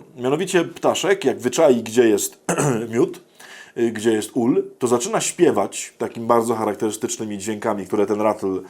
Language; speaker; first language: Polish; native; Polish